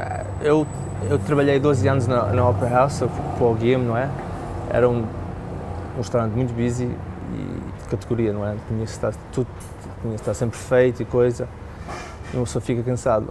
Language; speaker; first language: Portuguese; early bilingual, heritage; Portuguese